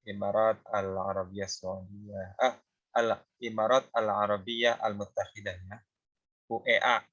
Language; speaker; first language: Arabic; non-native, fluent; Indonesian